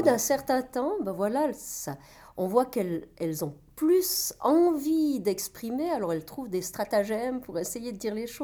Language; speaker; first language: French; native; French